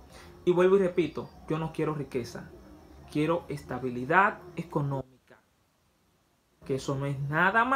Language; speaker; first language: Spanish; native; Spanish